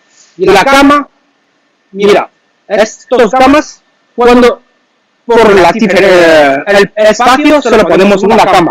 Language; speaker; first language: Spanish; non-native, learner; Chinese